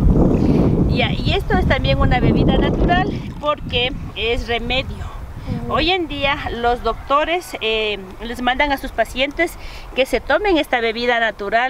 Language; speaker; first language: Spanish; native; Spanish